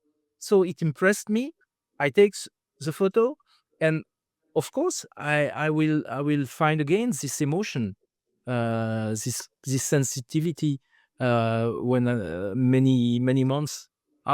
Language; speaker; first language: English; non-native, fluent; French